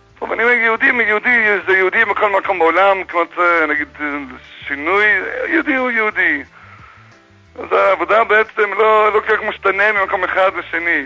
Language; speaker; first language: Hebrew; non-native, fluent; English